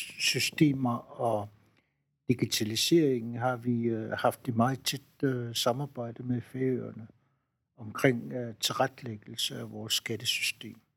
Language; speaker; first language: Danish; non-native, local second language; Kalaallisut